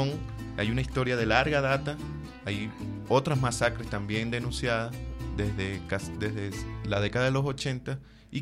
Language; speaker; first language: Spanish; native; Spanish